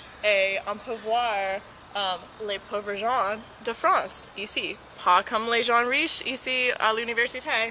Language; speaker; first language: French; non-native, learner; English